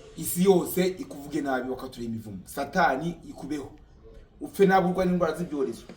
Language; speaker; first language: Kinyarwanda; early bilingual, heritage; Kinyarwanda